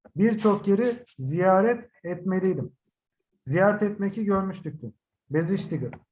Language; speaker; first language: Turkish; native; Turkish